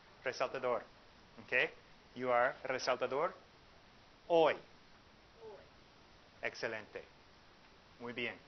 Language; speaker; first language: Spanish; non-native, fluent; English